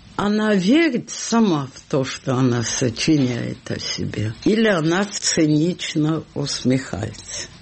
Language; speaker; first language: Russian; native; Russian